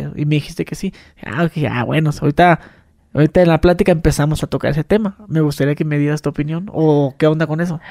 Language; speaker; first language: Spanish; native; Spanish